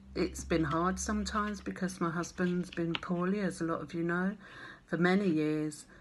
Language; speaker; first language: English; native; English